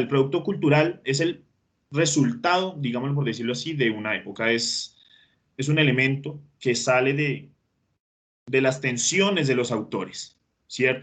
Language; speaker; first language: Spanish; native; Spanish